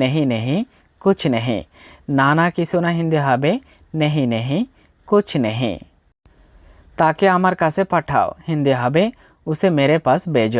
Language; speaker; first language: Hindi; non-native, fluent; Bangla